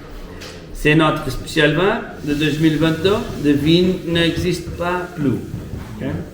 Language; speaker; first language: French; non-native, learner; Portuguese